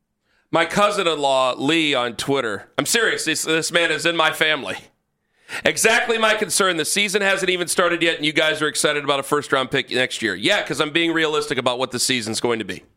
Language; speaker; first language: English; native; English